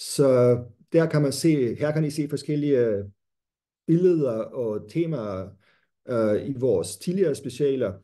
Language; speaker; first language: Danish; non-native, fluent; German